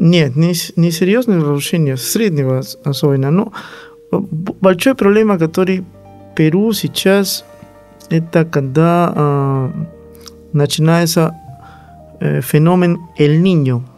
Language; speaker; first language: Russian; non-native, learner; Spanish